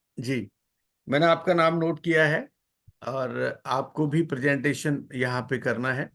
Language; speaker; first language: Hindi; native; Hindi